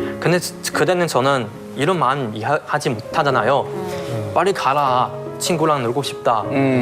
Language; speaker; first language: Korean; non-native, learner; Chinese